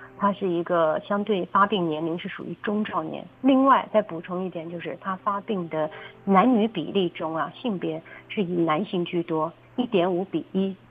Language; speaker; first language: Chinese; native; Chinese